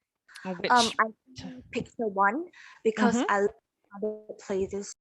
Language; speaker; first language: English; non-native, learner; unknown